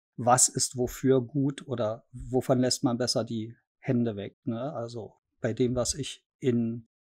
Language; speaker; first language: German; native; German